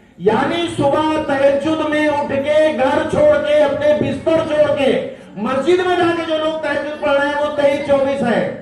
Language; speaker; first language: Urdu; native; Urdu